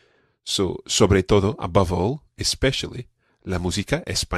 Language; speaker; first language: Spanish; non-native, fluent; English